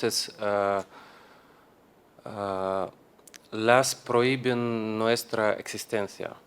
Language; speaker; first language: Spanish; non-native, learner; Russian